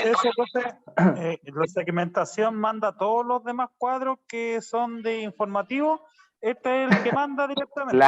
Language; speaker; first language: Spanish; native; Spanish